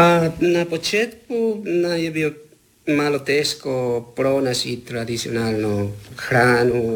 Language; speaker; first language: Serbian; non-native, learner; Spanish